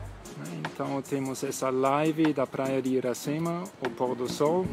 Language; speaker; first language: Portuguese; non-native, fluent; German